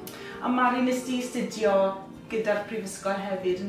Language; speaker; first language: Welsh; native; Welsh